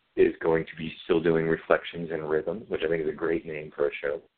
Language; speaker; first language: English; native; English